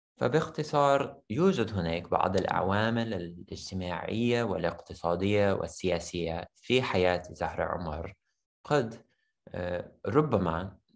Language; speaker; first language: Arabic; non-native, fluent; English